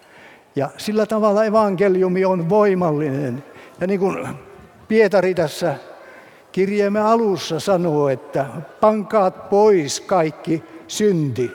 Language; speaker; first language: Finnish; native; Finnish